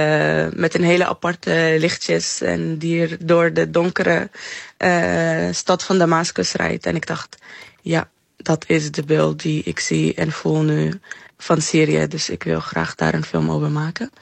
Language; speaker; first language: Dutch; non-native, fluent; Arabic